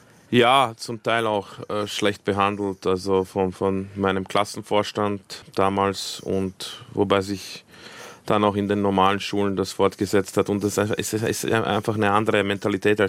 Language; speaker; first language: German; early bilingual, other home language; Croatian